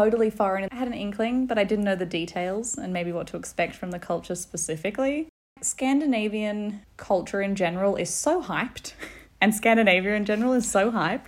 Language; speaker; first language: English; native; English